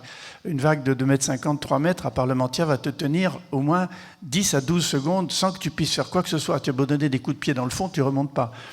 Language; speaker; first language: French; native; French